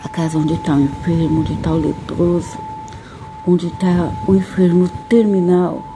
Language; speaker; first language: Portuguese; native; Portuguese